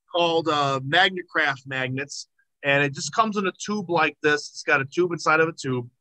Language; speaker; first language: English; native; English